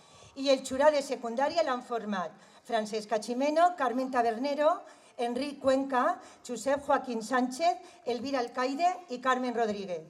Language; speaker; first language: Catalan; native; Catalan